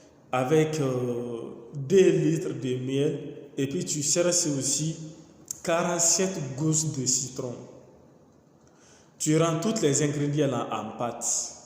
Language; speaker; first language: French; non-native, local second language; Mandingo